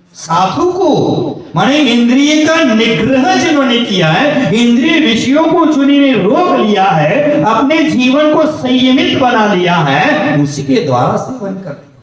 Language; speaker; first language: Hindi; non-native, local second language; Marathi